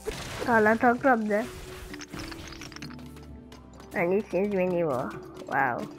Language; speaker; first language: Polish; early bilingual, heritage; Polish